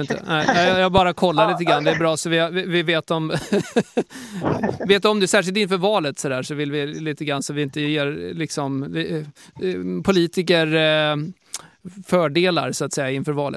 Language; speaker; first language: Swedish; native; Swedish